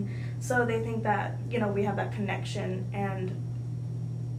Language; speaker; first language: English; early bilingual, other home language; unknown